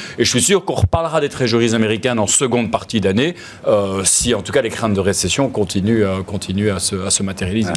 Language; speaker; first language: French; native; French